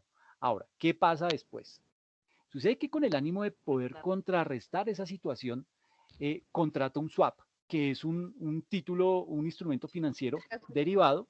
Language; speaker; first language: Spanish; native; Spanish